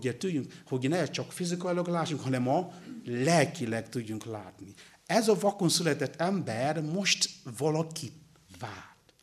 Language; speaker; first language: Hungarian; non-native, learner; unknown